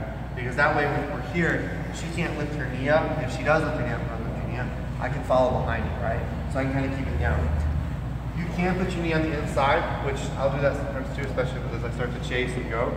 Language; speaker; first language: English; native; English